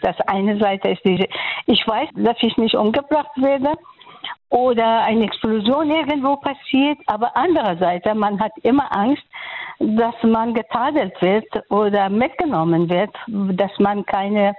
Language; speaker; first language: German; non-native, fluent; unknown